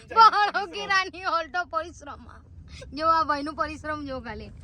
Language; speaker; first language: Gujarati; native; Gujarati